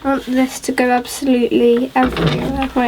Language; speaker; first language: English; native; English